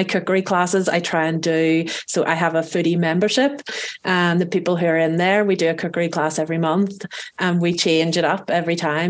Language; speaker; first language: English; native; English